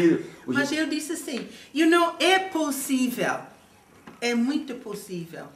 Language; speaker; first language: Portuguese; non-native, fluent; English